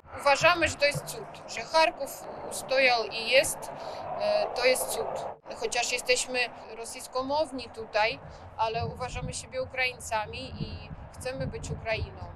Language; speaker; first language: Polish; non-native, fluent; Russian